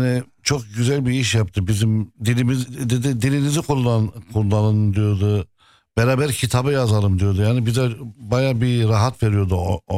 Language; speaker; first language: Turkish; early bilingual, heritage; Turkish